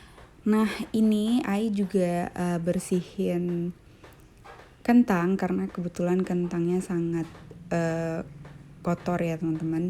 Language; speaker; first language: Indonesian; native; Indonesian